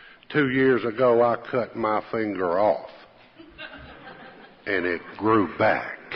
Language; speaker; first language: English; native; English